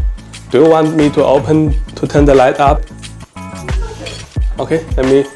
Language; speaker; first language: English; non-native, learner; Chinese